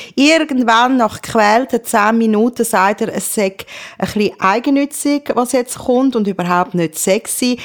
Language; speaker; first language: German; early bilingual, other home language; Persian